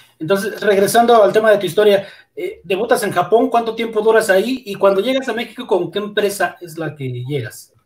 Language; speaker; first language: Spanish; native; Spanish